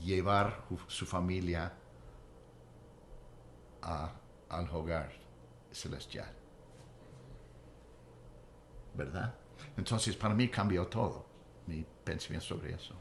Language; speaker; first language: Spanish; non-native, fluent; English